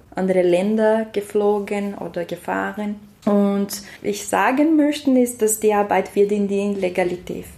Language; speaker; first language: German; non-native, fluent; Portuguese